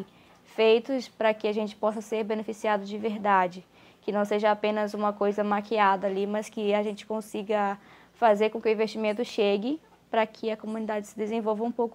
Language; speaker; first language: Portuguese; native; Portuguese